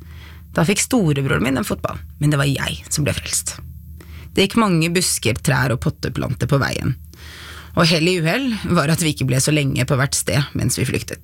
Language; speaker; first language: Norwegian; early bilingual, other home language; Arabic